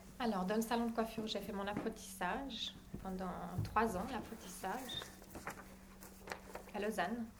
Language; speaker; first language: French; native; French